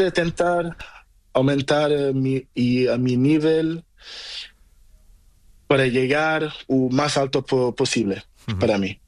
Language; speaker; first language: Spanish; non-native, learner; Portuguese